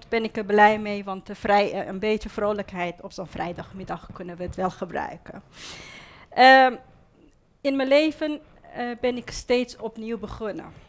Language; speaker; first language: Dutch; non-native, fluent; Persian